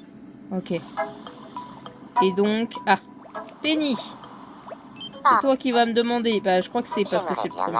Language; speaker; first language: French; native; French